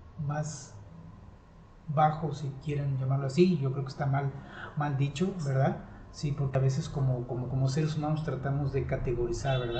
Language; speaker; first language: Spanish; native; Spanish